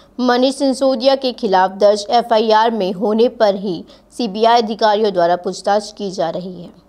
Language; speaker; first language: Hindi; native; Hindi